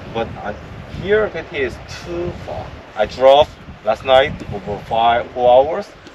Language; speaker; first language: English; non-native, learner; Korean